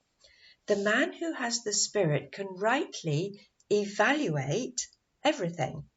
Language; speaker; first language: English; native; English